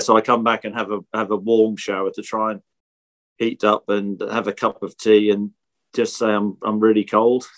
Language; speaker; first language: English; native; English